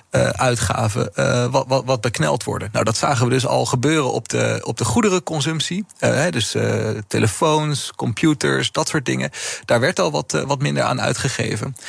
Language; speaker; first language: Dutch; native; Dutch